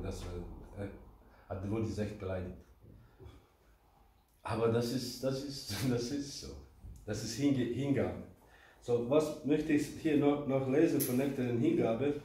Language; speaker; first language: German; non-native, fluent; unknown